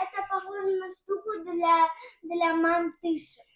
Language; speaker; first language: Russian; early bilingual, heritage; Russian